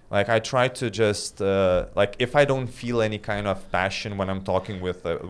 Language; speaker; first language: English; non-native, fluent; Lithuanian